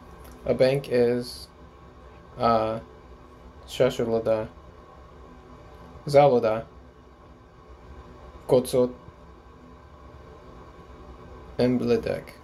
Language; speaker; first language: Hungarian; non-native, learner; English